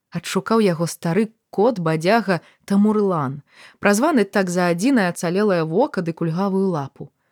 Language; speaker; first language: Belarusian; native; Belarusian